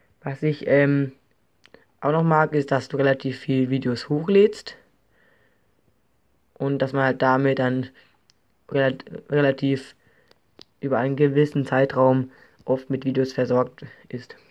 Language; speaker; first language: German; native; German